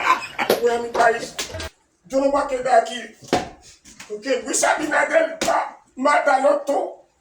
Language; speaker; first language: Spanish; non-native, learner; Haitian Creole